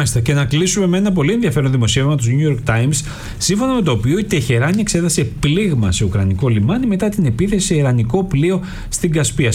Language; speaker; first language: Greek; native; Greek